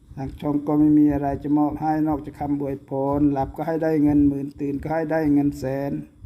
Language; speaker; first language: Thai; native; Thai